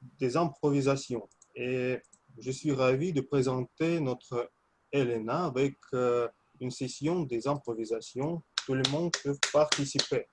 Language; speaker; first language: French; non-native, fluent; Russian